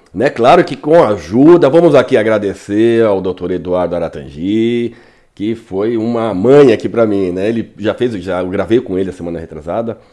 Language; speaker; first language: Portuguese; native; Portuguese